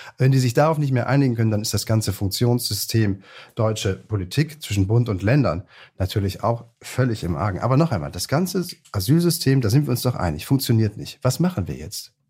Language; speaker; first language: German; native; German